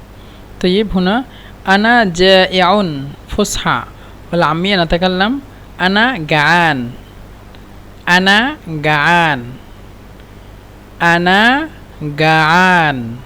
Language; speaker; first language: Arabic; non-native, fluent; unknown